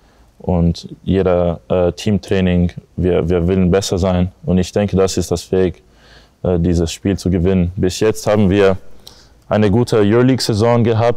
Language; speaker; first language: German; non-native, learner; English